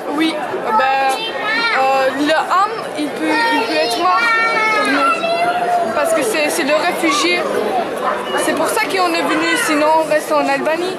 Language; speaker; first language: French; non-native, learner; Albanian